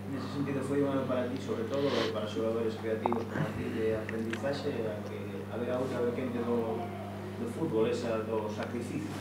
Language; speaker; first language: Galician; native; Galician